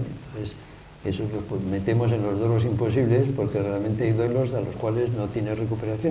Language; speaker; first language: Spanish; native; Spanish